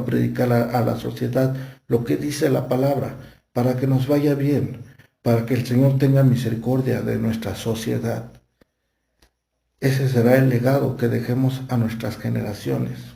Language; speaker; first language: Spanish; native; Spanish